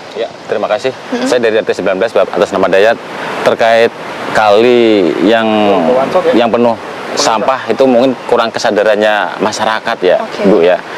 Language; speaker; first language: Indonesian; native; Indonesian